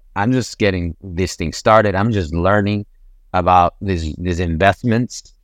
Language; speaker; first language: English; non-native, fluent; Spanish